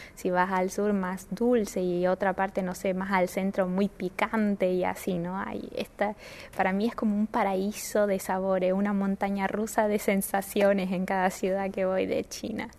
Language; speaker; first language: Spanish; native; Spanish